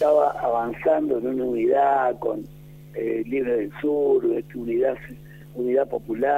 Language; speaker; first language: Spanish; native; Spanish